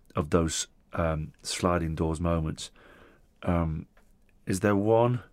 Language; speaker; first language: English; non-native, local second language; Italian